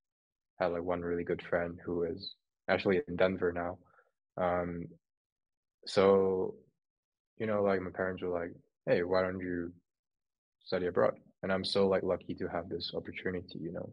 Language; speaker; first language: English; non-native, local second language; Cantonese